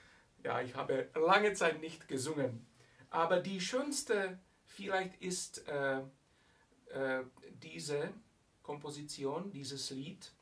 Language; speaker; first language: German; non-native, fluent; Czech